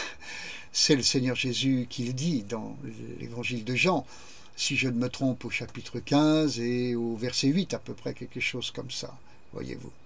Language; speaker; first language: French; native; French